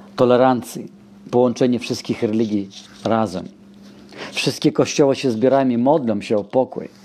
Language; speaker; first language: Polish; non-native, fluent; Russian